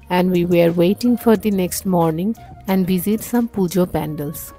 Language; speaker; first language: English; non-native, local second language; Bangla